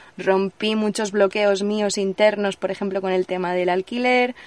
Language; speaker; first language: Spanish; native; Spanish